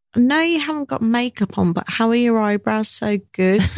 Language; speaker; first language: English; native; English